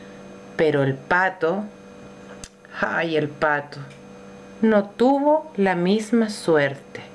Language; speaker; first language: Spanish; native; Spanish